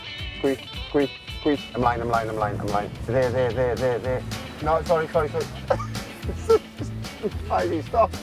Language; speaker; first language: Welsh; native; Welsh